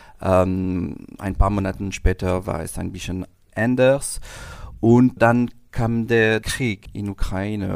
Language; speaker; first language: German; non-native, learner; French